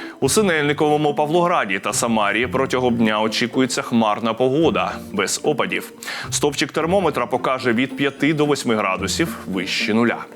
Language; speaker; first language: Ukrainian; native; Ukrainian